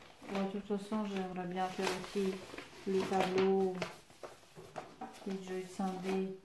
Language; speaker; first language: French; non-native, fluent; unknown